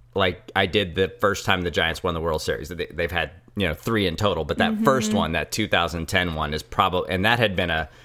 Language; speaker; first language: English; native; English